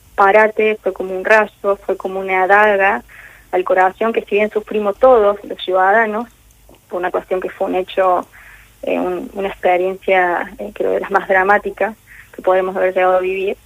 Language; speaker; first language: Spanish; native; Spanish